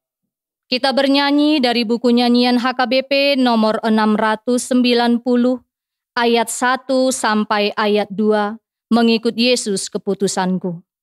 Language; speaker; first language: Indonesian; native; Indonesian